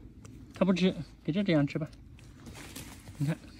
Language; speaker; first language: Chinese; native; Chinese